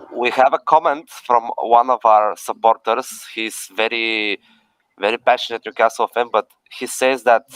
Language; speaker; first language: English; non-native, fluent; Bulgarian